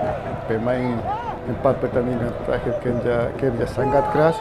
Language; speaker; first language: Indonesian; non-native, fluent; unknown